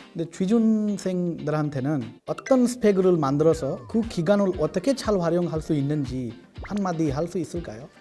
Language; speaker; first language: Korean; non-native, fluent; Hindi